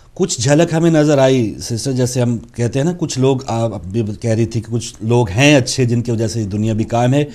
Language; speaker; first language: Urdu; native; Urdu